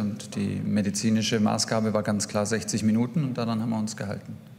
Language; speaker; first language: German; native; German